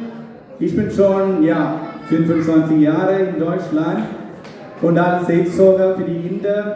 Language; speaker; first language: German; non-native, fluent; Malayalam